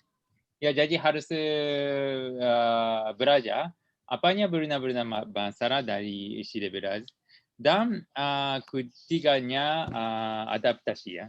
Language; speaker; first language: Indonesian; non-native, learner; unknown